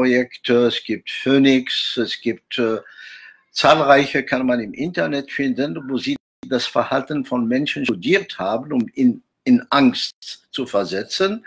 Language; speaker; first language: German; non-native, fluent; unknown